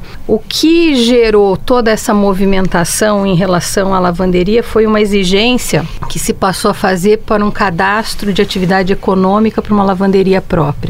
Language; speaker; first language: Portuguese; native; Portuguese